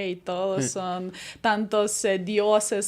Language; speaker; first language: Spanish; non-native, fluent; Ukrainian